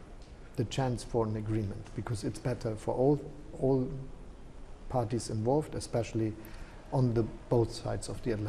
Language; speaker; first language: English; non-native, fluent; German